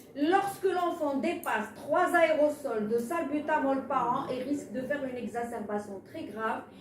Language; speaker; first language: French; non-native, local second language; Arabic